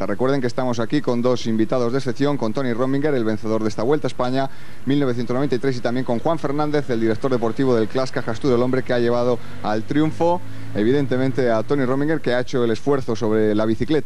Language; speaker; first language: Spanish; native; Spanish